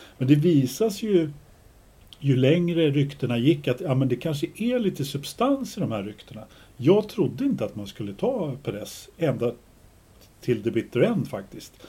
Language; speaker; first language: Swedish; native; Swedish